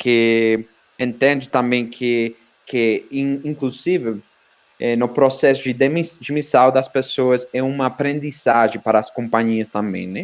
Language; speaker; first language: Portuguese; non-native, fluent; Spanish